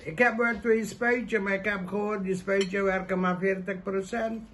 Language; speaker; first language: Dutch; non-native, local second language; Caribbean Hindustani